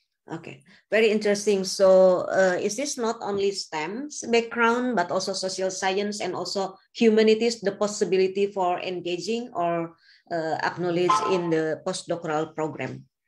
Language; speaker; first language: English; non-native, fluent; Indonesian